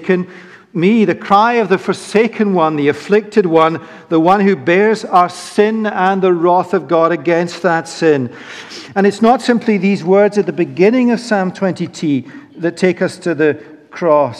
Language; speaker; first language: English; native; English